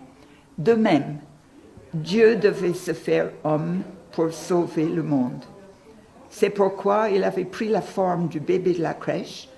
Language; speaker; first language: French; non-native, fluent; English